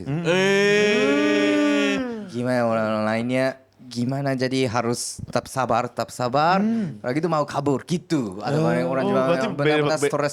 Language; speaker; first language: Indonesian; non-native, learner; Japanese